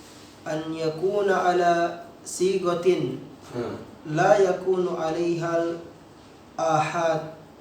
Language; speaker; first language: Arabic; non-native, learner; Indonesian